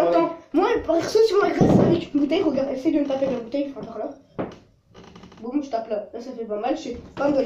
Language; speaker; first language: French; native; French